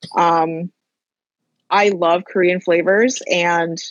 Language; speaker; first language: English; native; English